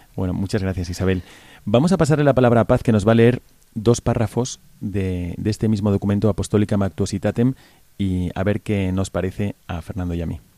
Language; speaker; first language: Spanish; native; Spanish